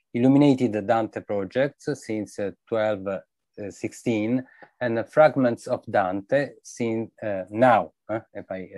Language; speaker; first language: English; non-native, fluent; Italian